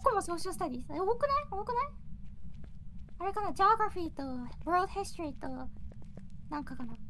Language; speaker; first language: Japanese; native; Japanese